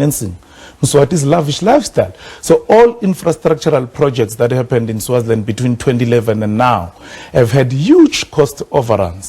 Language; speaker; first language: English; non-native, local second language; Swati